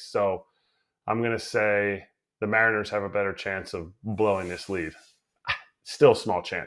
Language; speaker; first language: English; native; English